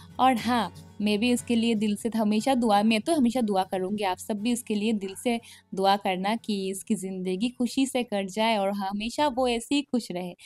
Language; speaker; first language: Hindi; non-native, local second language; Bangla